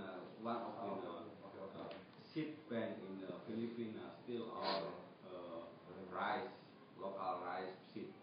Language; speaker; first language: English; non-native, learner; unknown